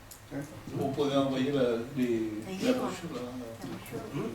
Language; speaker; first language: French; non-native, fluent; Spanish